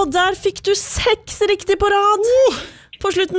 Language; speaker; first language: Norwegian; native; Norwegian